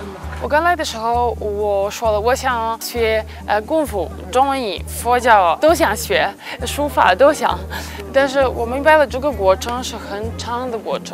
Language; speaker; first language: Chinese; non-native, fluent; Serbian